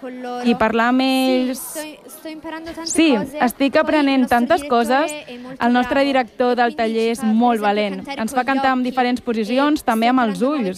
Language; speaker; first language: Catalan; non-native, learner; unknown